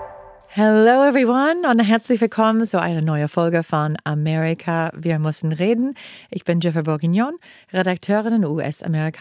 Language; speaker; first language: German; non-native, fluent; English